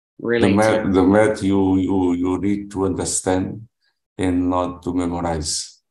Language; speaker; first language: English; non-native, learner; Portuguese